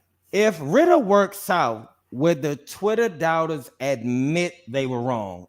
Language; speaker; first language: English; native; English